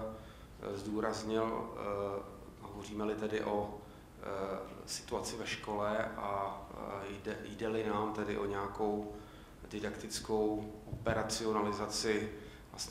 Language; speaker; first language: Czech; native; Czech